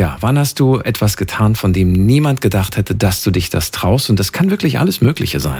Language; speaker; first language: German; native; German